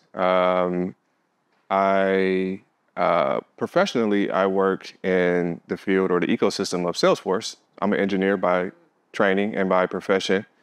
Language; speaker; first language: English; native; English